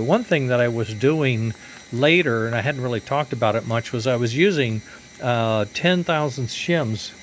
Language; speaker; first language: English; native; English